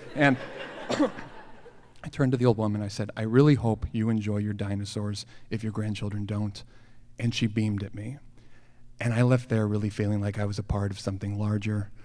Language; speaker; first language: English; native; English